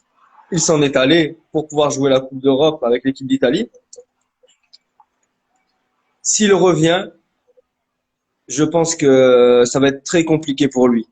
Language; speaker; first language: French; native; French